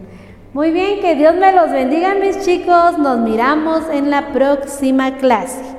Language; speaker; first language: Spanish; non-native, local second language; Kaqchikel